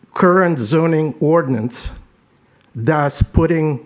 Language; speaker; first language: English; non-native, fluent; Ukrainian